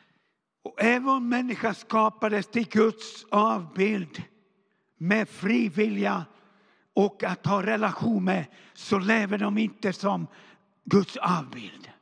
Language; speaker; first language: Swedish; non-native, fluent; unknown